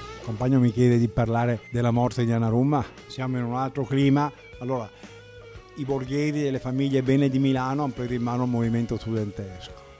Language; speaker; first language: Italian; native; Italian